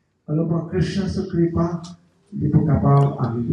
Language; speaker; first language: French; non-native, local second language; Morisyen